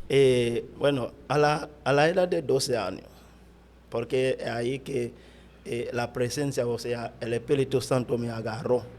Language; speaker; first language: Spanish; non-native, fluent; Haitian Creole